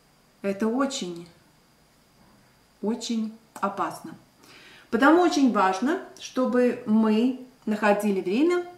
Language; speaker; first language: Russian; non-native, local second language; Latvian